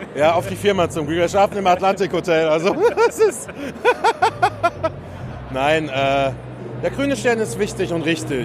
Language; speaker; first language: German; native; German